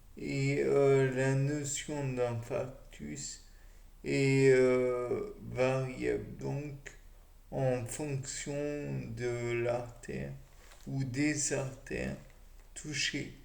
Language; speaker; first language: French; native; French